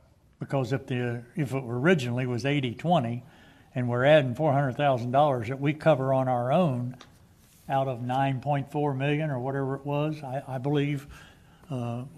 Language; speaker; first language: English; native; English